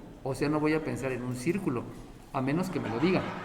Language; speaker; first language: Spanish; native; Spanish